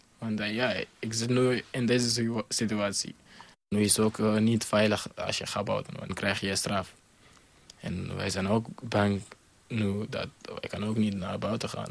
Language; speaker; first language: Dutch; non-native, learner; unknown